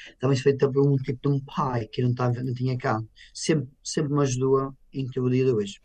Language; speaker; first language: Portuguese; native; Portuguese